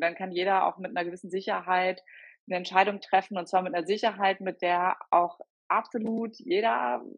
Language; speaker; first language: German; native; German